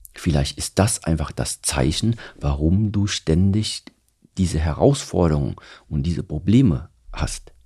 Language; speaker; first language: German; early bilingual, other home language; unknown